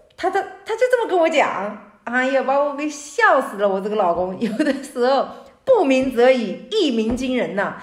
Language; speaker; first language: Chinese; native; Chinese